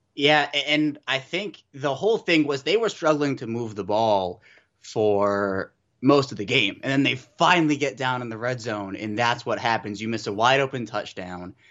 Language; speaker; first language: English; native; English